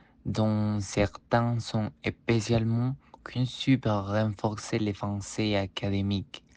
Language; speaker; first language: French; non-native, fluent; Spanish